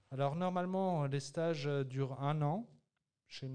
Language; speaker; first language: French; native; French